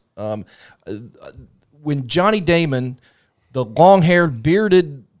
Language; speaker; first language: English; native; English